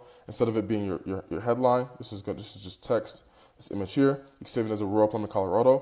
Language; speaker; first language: English; native; English